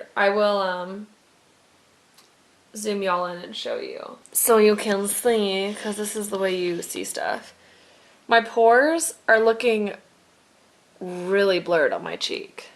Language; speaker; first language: English; native; English